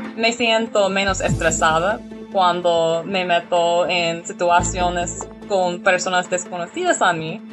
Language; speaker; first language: Spanish; non-native, learner; English